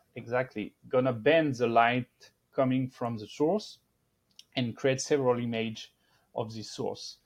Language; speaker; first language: English; non-native, fluent; French